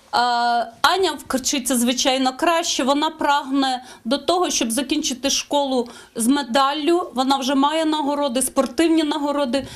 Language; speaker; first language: Ukrainian; native; Ukrainian